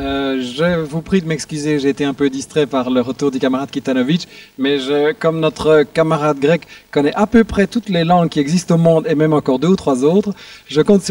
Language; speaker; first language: French; native; French